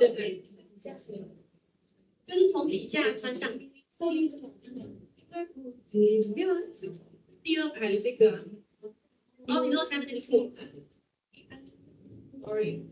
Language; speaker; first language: Chinese; native; Chinese